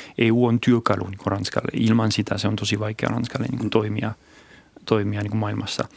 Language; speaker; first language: Finnish; non-native, fluent; French